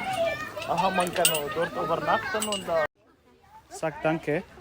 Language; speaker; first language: German; non-native, learner; Tigrinya